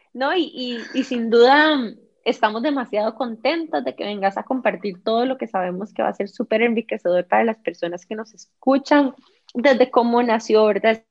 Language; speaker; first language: Spanish; native; Spanish